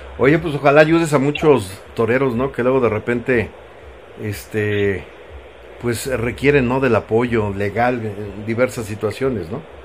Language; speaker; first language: Spanish; native; Spanish